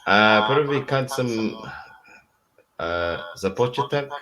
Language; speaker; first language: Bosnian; non-native, learner; English